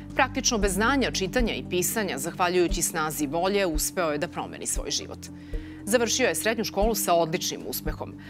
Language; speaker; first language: Serbian; native; Serbian